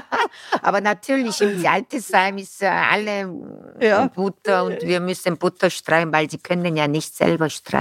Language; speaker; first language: German; non-native, fluent; Korean